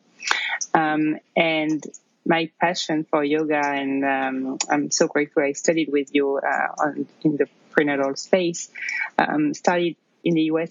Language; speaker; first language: English; non-native, fluent; French